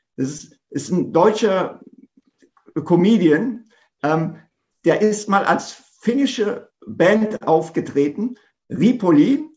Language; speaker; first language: German; native; German